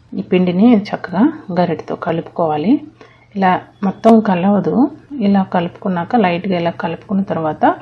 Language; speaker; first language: Telugu; native; Telugu